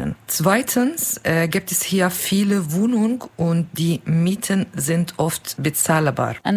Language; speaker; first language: German; non-native, learner; Kurdish